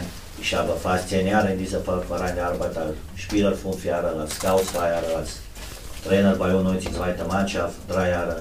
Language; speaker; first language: German; non-native, fluent; Romanian